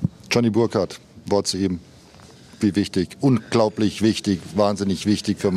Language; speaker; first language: German; native; German